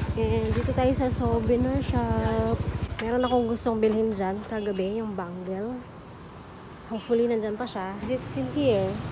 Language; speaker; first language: Filipino; native; Filipino